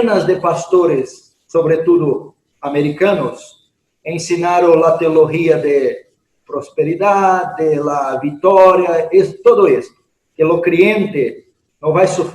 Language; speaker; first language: Spanish; non-native, fluent; Portuguese